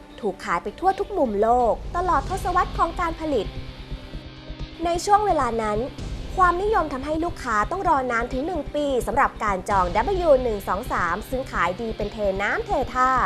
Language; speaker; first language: Thai; native; Thai